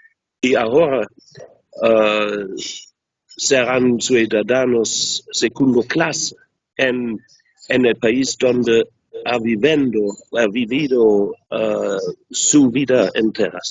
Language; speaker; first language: Spanish; non-native, learner; German